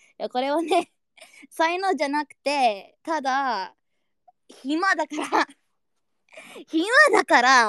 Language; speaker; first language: Japanese; non-native, learner; Indonesian